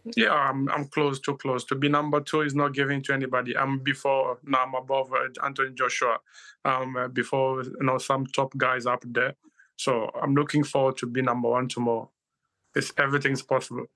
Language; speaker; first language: English; non-native, learner; Luba-Lulua